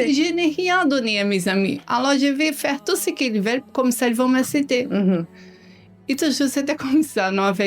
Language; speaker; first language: French; non-native, learner; Portuguese